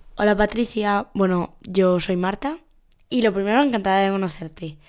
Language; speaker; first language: Spanish; native; Spanish